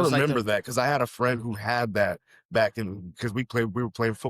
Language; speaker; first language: English; native; English